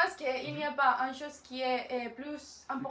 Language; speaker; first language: French; non-native, learner; Spanish